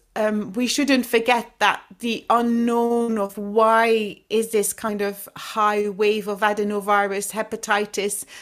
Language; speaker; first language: English; non-native, fluent; Dutch